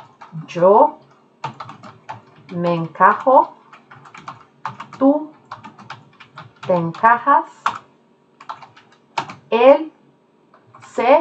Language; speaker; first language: Spanish; non-native, fluent; Norwegian